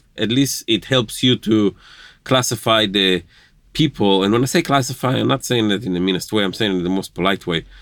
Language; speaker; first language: English; non-native, fluent; Hebrew